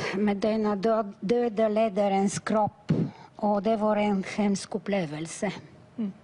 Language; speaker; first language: Swedish; non-native, fluent; Bulgarian